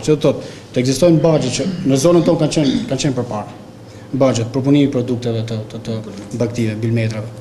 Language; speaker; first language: Albanian; native; Albanian